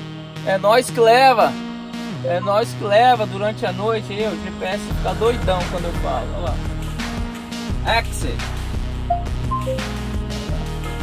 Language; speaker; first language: Portuguese; native; Portuguese